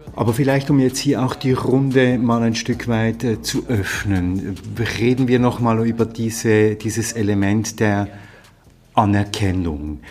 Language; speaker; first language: German; native; German